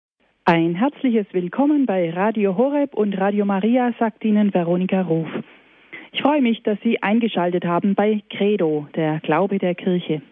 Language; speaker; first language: German; native; German